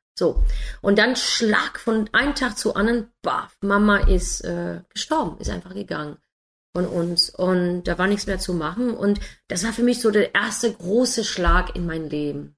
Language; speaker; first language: German; non-native, fluent; English